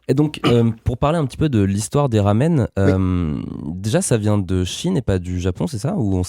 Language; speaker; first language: French; native; French